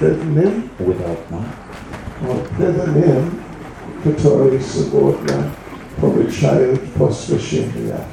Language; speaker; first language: Russian; non-native, learner; English